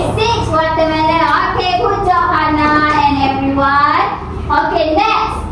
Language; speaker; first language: English; non-native, local second language; Malay